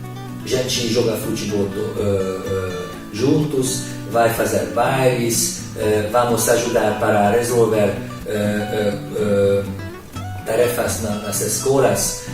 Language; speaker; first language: Portuguese; non-native, fluent; Hungarian